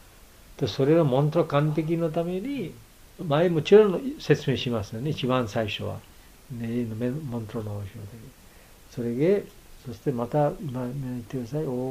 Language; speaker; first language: Japanese; non-native, learner; Bangla